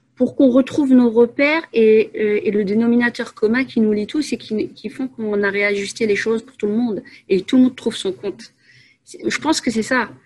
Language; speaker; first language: French; native; French